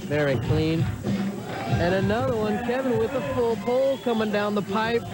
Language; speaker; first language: English; native; English